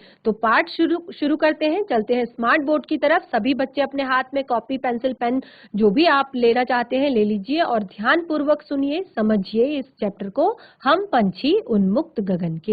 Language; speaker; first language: Hindi; native; Hindi